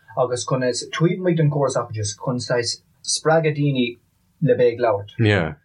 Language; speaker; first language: Irish; non-native, local second language; English